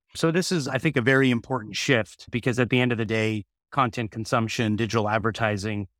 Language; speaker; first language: English; native; English